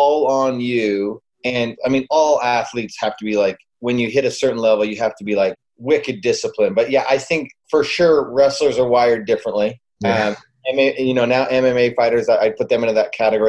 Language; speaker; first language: English; native; English